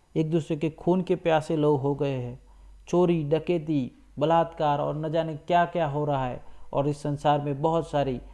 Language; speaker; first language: Hindi; non-native, local second language; Gujarati